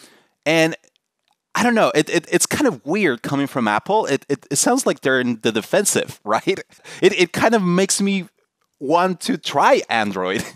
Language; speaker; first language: English; non-native, fluent; Spanish